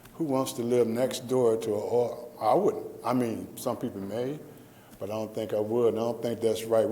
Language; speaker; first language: English; native; English